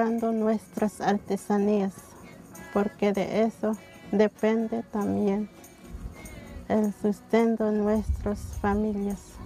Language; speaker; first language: Spanish; non-native, local second language; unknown